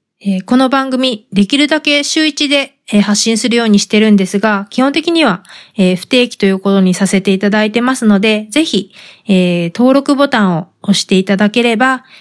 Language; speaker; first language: Japanese; native; Japanese